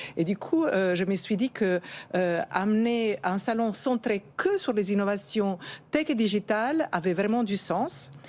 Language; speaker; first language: French; native; French